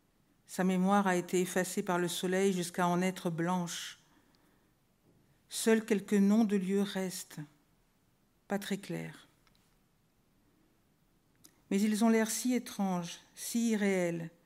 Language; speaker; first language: French; native; French